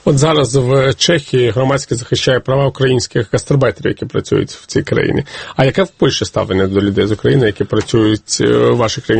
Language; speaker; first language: Ukrainian; native; Ukrainian